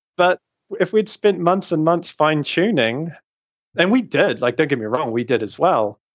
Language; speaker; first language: English; native; English